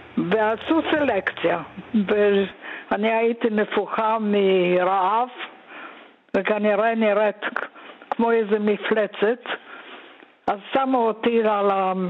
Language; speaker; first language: Hebrew; non-native, fluent; Polish